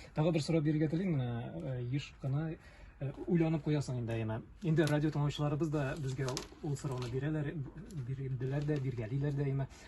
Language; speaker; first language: Tatar; native; Tatar